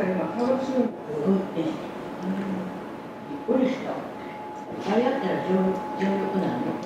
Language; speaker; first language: Japanese; native; Japanese